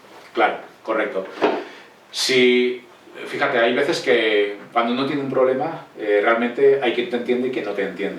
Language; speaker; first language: Spanish; native; Spanish